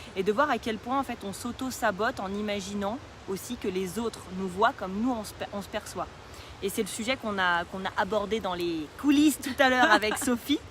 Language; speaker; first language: French; native; French